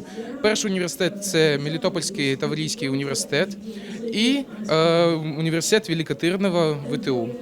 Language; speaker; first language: Ukrainian; non-native, local second language; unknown